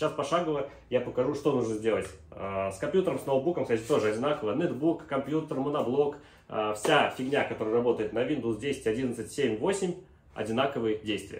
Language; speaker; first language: Russian; native; Russian